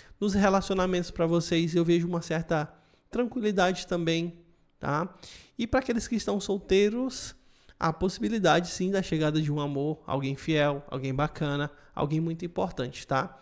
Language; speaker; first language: Portuguese; native; Portuguese